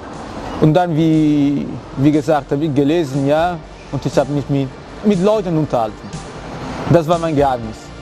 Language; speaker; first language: German; early bilingual, other home language; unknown